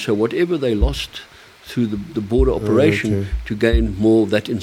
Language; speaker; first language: English; early bilingual, other home language; German